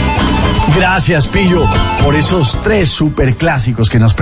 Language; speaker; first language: Spanish; native; Spanish